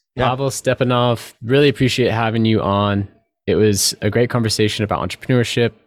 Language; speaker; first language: English; non-native, fluent; Russian